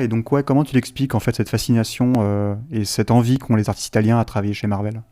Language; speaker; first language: French; native; French